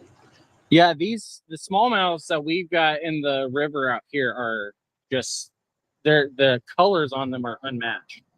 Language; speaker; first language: English; native; English